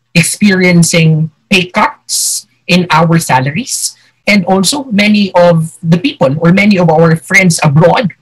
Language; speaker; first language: English; non-native, local second language; Hiligaynon